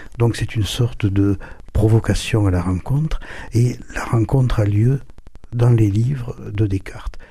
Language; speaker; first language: French; early bilingual, other home language; German